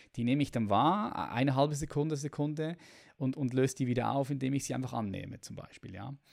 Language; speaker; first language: German; native; German